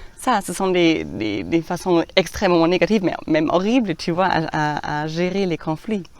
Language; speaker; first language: French; non-native, fluent; German